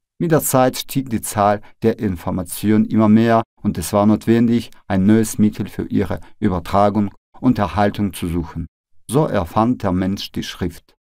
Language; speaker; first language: German; non-native, fluent; Russian